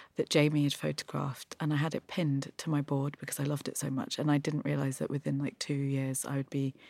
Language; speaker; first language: English; native; English